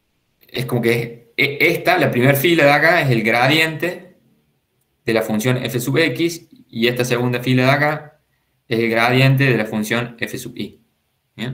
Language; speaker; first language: Spanish; native; Spanish